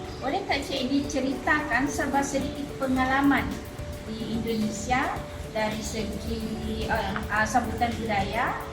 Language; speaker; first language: Malay; native; Malay